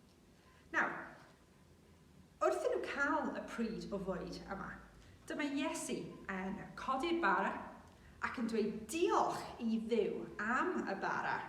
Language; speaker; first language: Welsh; non-native, local second language; English